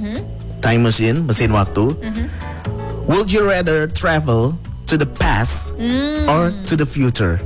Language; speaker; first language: English; non-native, fluent; Indonesian